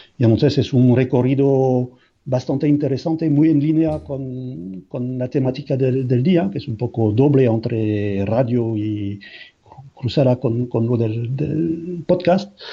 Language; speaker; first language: Spanish; non-native, fluent; French